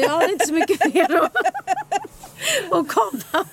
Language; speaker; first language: Swedish; native; Swedish